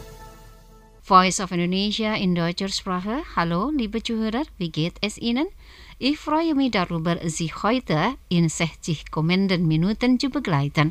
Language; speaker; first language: German; non-native, fluent; Indonesian